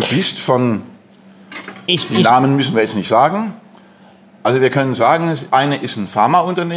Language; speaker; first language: German; native; German